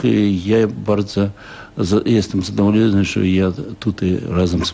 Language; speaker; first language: Polish; non-native, fluent; Russian